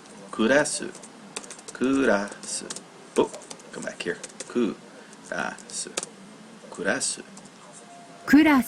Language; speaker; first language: Japanese; non-native, learner; English